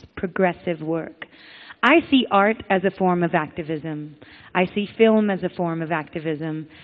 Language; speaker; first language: English; native; English